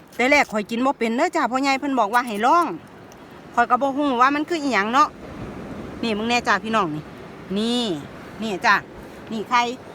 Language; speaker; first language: Thai; native; Thai